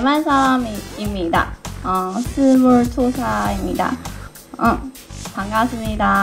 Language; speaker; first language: Korean; non-native, learner; Chinese